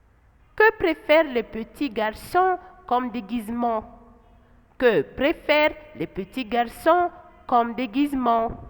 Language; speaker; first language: French; non-native, fluent; Arabic